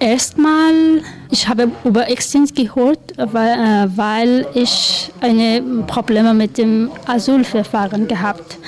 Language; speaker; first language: German; non-native, learner; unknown